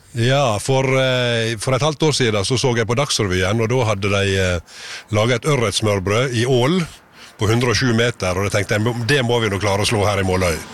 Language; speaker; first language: Norwegian; native; Norwegian